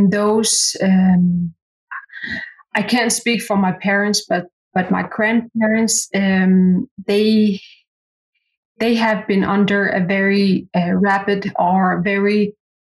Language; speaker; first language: English; non-native, fluent; Kalaallisut